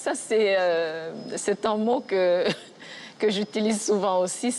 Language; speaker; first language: French; non-native, local second language; Kinyarwanda